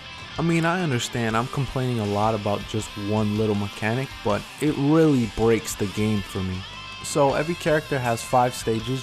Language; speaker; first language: English; native; English